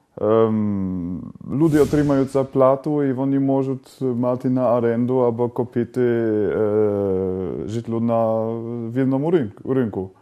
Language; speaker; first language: Ukrainian; non-native, fluent; German